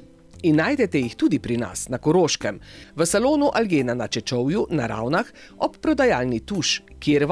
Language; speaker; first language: Slovenian; native; Slovenian